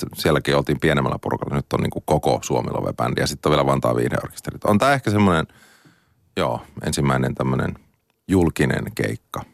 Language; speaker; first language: Finnish; native; Finnish